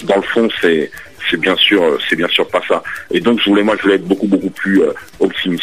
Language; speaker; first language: French; early bilingual, other home language; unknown